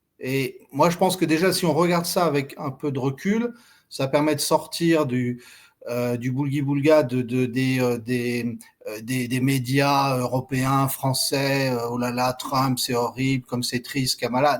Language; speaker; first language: French; native; French